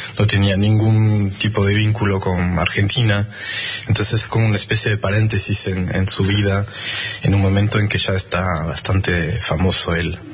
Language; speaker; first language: Spanish; non-native, fluent; French